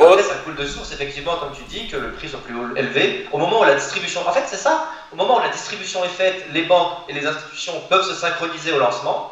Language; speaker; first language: French; native; French